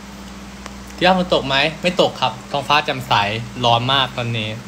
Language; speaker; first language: Thai; early bilingual, heritage; Thai